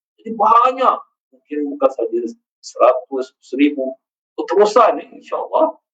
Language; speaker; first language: Malay; native; Malay